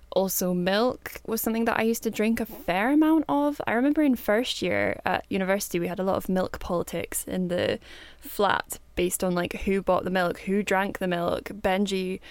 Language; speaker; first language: English; native; English